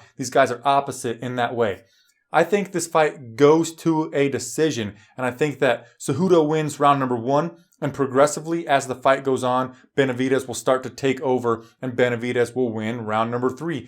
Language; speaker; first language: English; native; English